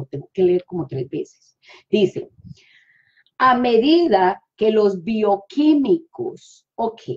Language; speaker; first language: Spanish; native; Spanish